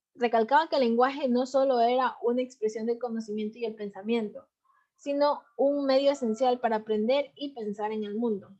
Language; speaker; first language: Spanish; native; Spanish